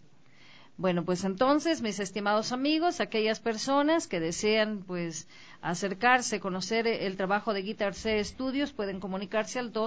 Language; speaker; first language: Spanish; native; Spanish